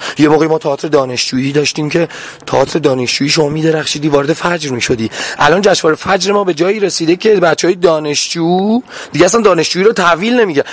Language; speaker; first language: Persian; non-native, local second language; Azerbaijani